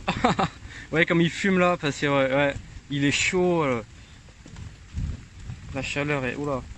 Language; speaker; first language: French; native; French